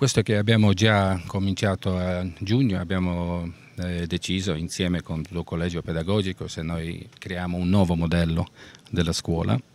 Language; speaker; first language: Italian; non-native, learner; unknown